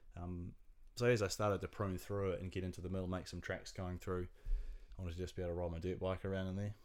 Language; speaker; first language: English; native; English